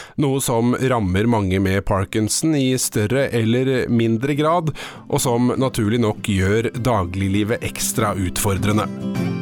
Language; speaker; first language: Norwegian; native; Norwegian